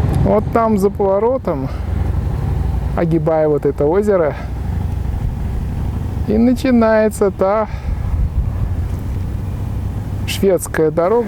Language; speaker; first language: Russian; native; Russian